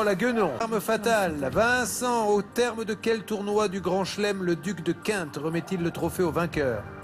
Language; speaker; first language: French; native; French